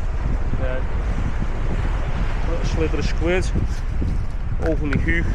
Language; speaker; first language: English; native; English